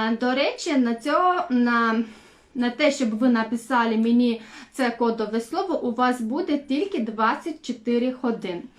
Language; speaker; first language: Ukrainian; non-native, local second language; Russian